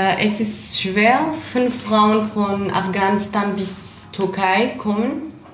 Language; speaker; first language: German; non-native, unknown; Kurdish